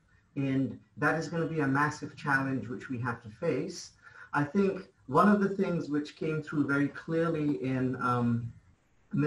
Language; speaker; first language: English; non-native, local second language; Bangla